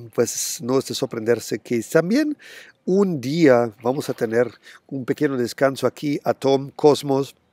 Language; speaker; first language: Spanish; non-native, fluent; German